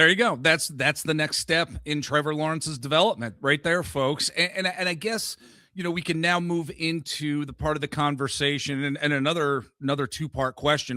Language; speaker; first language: English; native; English